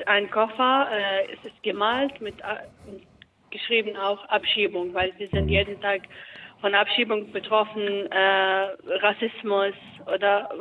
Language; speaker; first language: German; non-native, learner; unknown